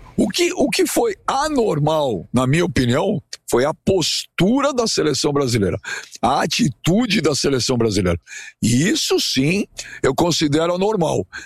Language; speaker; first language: Portuguese; native; Portuguese